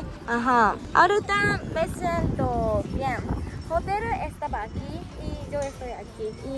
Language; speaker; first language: Spanish; non-native, learner; Japanese